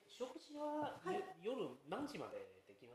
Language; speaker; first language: Japanese; non-native, learner; Chinese